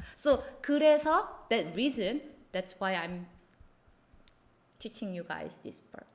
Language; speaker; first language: English; non-native, fluent; Korean